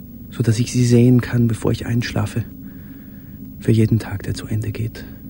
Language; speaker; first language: German; native; German